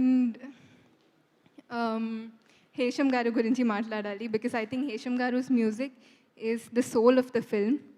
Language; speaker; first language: Telugu; non-native, fluent; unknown